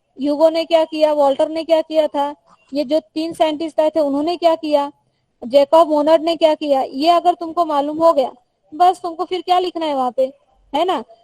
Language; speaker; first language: Hindi; non-native, local second language; Marathi